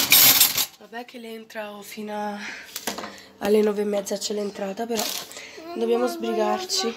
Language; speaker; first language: Italian; native; Italian